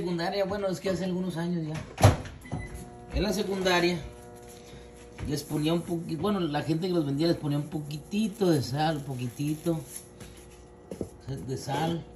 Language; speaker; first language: Spanish; native; Spanish